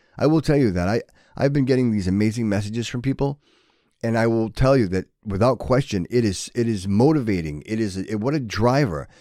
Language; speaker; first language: English; native; English